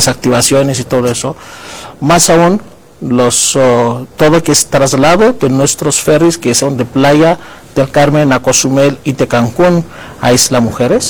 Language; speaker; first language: Spanish; non-native, fluent; Greek